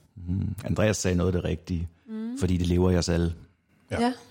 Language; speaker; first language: Danish; native; Danish